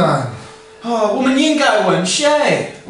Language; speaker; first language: Chinese; non-native, learner; English